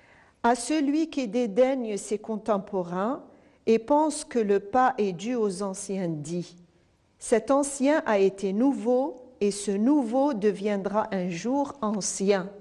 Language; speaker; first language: French; non-native, local second language; Arabic